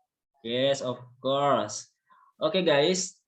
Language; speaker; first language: English; non-native, learner; Indonesian